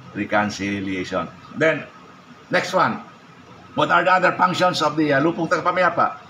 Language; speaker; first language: English; non-native, local second language; Cebuano